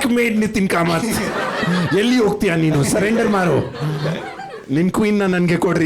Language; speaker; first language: Kannada; non-native, local second language; Punjabi